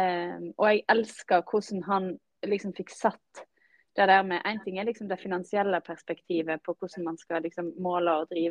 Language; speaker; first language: Norwegian; native; Norwegian